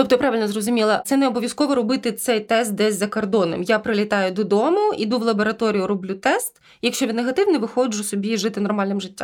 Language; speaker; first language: Ukrainian; native; Ukrainian